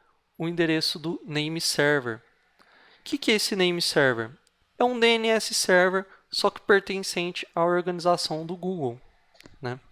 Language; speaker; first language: Portuguese; native; Portuguese